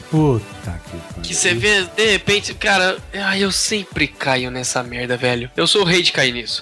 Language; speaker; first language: Portuguese; native; Portuguese